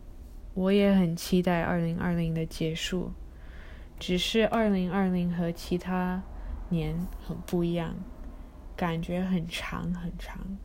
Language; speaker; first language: Chinese; early bilingual, heritage; Chinese